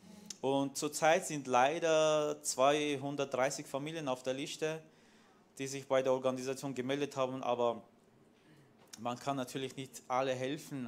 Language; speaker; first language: German; non-native, fluent; Armenian